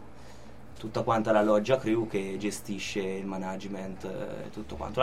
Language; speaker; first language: Italian; native; Italian